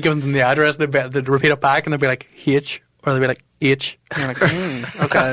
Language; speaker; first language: English; native; English